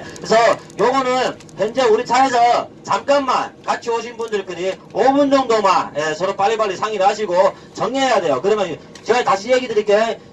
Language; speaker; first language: Korean; early bilingual, heritage; Korean